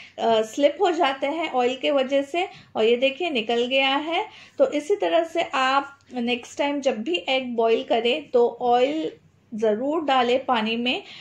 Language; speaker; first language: Hindi; non-native, local second language; Gujarati